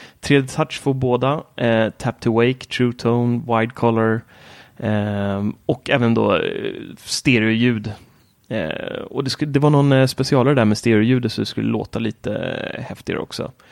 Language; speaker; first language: Swedish; native; Swedish